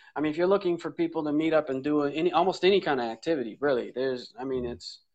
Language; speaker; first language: English; native; English